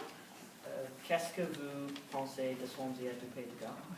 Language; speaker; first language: French; non-native, learner; English